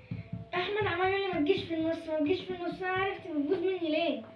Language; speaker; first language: Arabic; native; Arabic